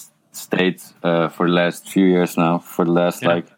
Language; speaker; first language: English; non-native, fluent; Dutch